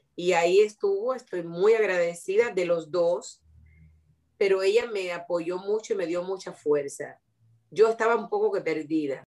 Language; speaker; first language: Spanish; native; Spanish